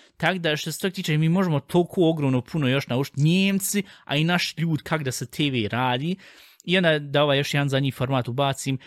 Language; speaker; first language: Bosnian; early bilingual, heritage; Bosnian